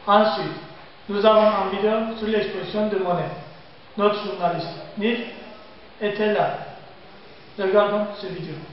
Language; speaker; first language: French; non-native, learner; Turkish